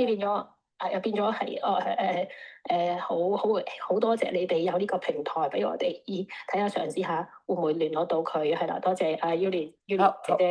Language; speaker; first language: Cantonese; native; Cantonese